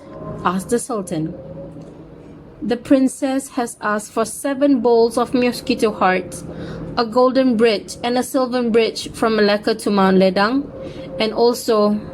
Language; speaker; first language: English; non-native, local second language; Malay